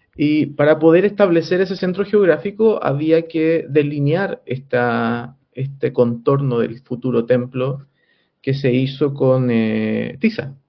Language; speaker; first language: Spanish; native; Spanish